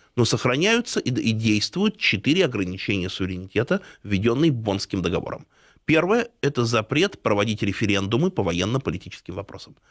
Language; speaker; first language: Russian; native; Russian